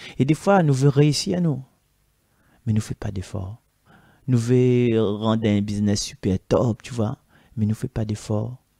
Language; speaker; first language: French; non-native, local second language; Malagasy